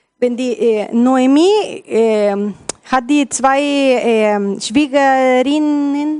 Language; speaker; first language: German; non-native, learner; Spanish